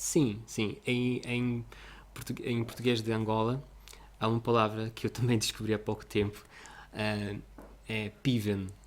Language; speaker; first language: Portuguese; non-native, fluent; Russian